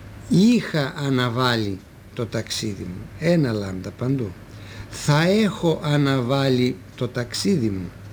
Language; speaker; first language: Greek; native; Greek